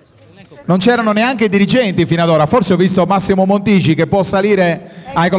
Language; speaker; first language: Italian; native; Italian